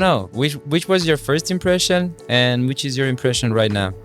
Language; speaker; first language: English; non-native, fluent; Romanian